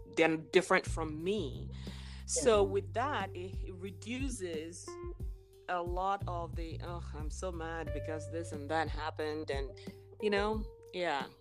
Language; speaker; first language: English; non-native, local second language; Igbo